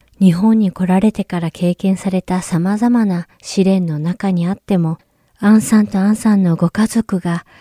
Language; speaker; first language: Japanese; native; Japanese